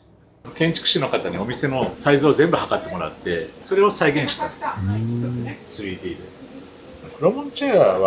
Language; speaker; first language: Japanese; native; Japanese